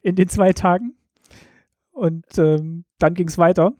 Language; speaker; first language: German; native; German